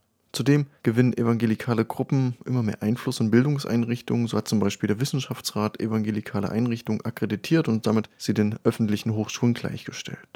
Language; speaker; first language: German; native; German